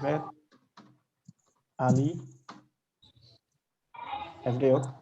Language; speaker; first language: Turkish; non-native, fluent; Indonesian